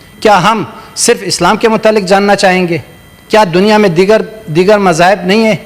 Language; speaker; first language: Urdu; non-native, local second language; Pashto